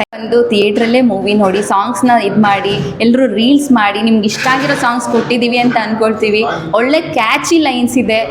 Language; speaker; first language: Kannada; native; Kannada